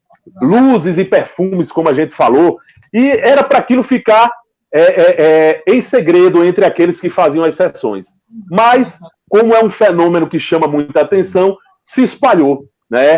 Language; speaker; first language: Portuguese; native; Portuguese